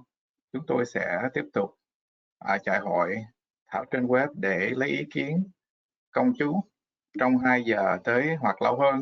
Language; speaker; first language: Vietnamese; non-native, fluent; English